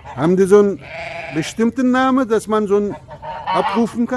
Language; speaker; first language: German; non-native, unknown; Turkish